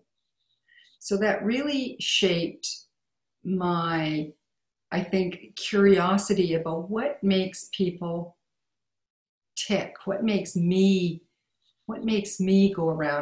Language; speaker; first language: English; native; English